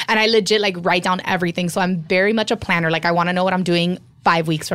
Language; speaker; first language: English; native; English